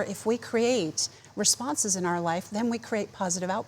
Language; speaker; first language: English; native; English